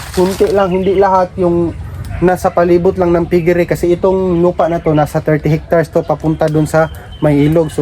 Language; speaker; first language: Filipino; non-native, local second language; Cebuano